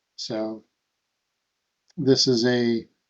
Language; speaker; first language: English; native; English